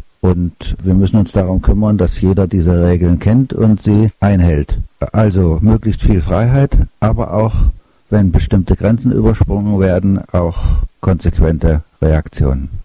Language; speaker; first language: German; native; German